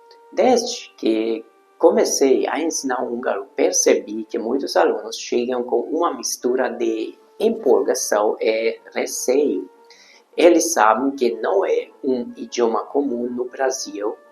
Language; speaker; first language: Portuguese; non-native, fluent; Hungarian